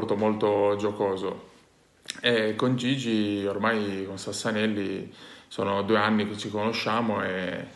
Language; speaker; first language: Italian; native; Italian